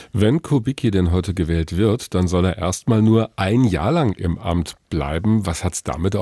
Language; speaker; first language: German; native; German